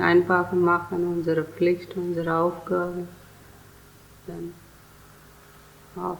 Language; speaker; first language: German; non-native, learner; Telugu